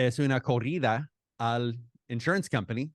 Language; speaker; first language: Spanish; non-native, fluent; English